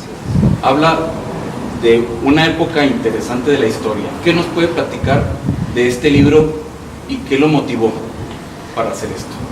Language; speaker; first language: Spanish; native; Spanish